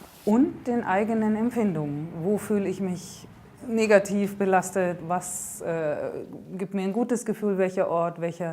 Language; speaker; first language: German; native; German